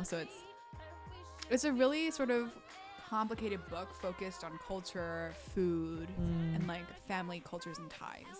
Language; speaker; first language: English; early bilingual, other home language; Korean